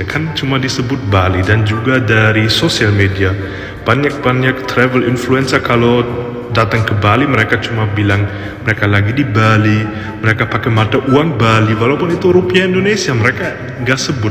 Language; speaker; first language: Indonesian; non-native, fluent; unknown